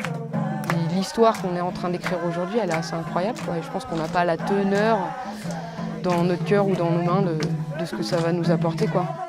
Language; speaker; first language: French; native; French